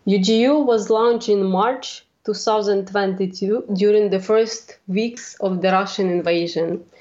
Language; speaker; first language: English; non-native, fluent; Ukrainian